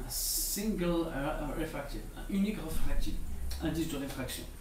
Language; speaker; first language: French; non-native, local second language; Arabic